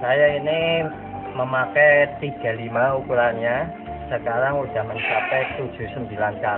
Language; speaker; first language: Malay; non-native, local second language; Javanese